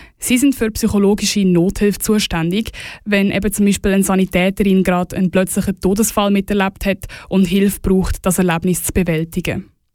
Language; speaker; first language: German; native; German